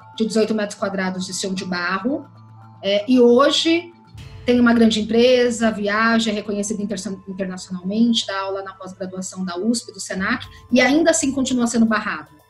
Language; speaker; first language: Portuguese; native; Portuguese